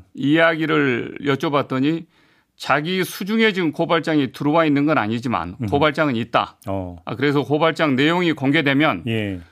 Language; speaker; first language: Korean; native; Korean